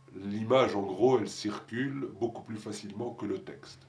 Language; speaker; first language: French; non-native, local second language; Arabic